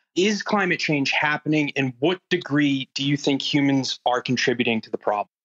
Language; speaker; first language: English; native; English